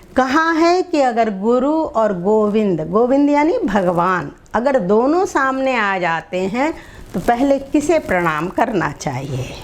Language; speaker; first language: Hindi; non-native, local second language; Telugu